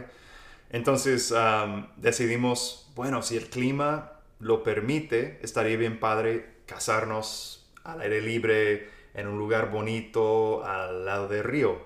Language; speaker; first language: Spanish; non-native, fluent; English